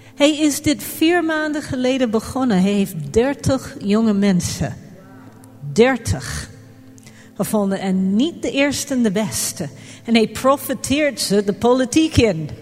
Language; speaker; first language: Dutch; non-native, fluent; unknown